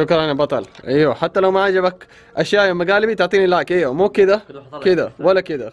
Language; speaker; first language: Arabic; native; Arabic